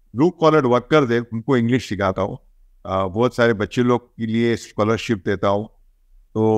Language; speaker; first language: Hindi; native; Hindi